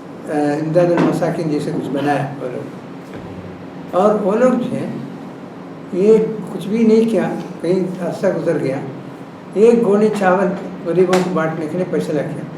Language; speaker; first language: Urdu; non-native, local second language; Malayalam